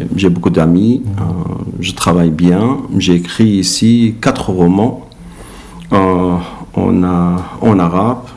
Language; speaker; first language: French; non-native, learner; Arabic